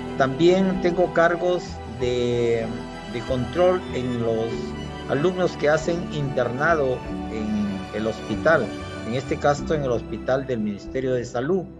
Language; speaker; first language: Spanish; native; Spanish